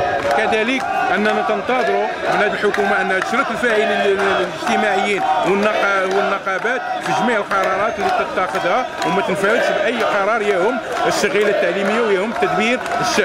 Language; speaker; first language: Arabic; native; Arabic